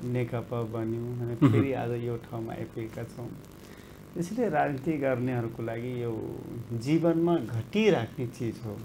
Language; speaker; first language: Nepali; non-native, local second language; Rana Tharu